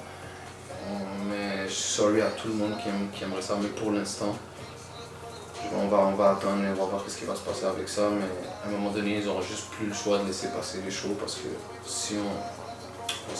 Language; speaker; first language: French; native; French